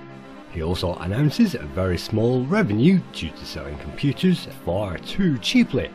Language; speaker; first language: English; native; English